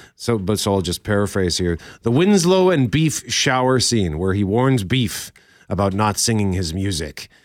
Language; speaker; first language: English; native; English